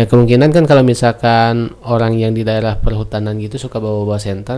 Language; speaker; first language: Indonesian; native; Indonesian